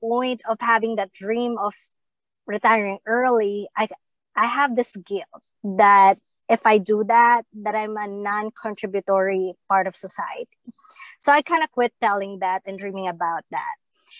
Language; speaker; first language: English; non-native, local second language; Filipino